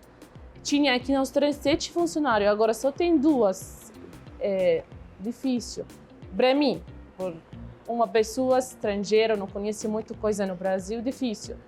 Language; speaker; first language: Portuguese; non-native, learner; Arabic